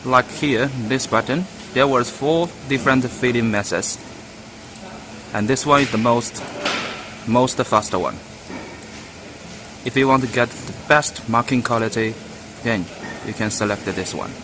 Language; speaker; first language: English; non-native, learner; Chinese